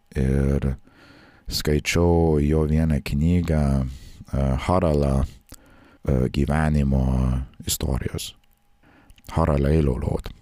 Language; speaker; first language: Lithuanian; non-native, fluent; English